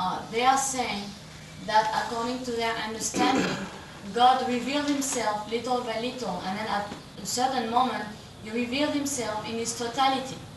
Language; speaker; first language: English; non-native, fluent; French